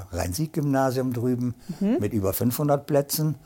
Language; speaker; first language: German; native; German